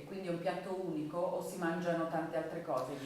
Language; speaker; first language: Italian; native; Italian